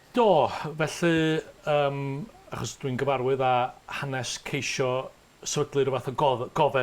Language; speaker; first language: Welsh; native; Welsh